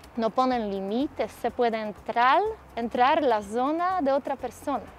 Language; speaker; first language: Spanish; non-native, fluent; Polish